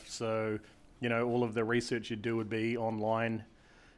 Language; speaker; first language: English; native; English